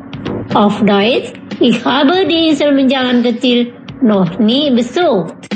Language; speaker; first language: German; non-native, fluent; Indonesian